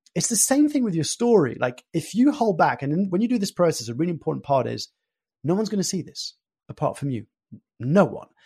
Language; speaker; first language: English; early bilingual, other home language; French